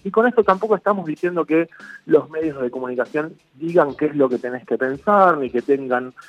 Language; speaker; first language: Spanish; native; Spanish